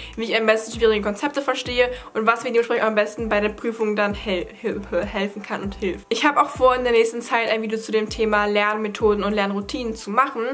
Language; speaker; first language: German; native; German